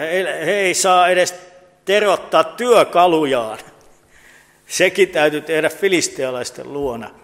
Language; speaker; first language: Finnish; native; Finnish